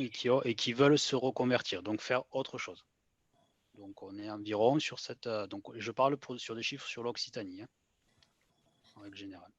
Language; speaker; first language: French; native; French